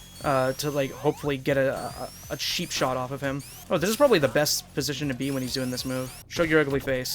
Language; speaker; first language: English; native; English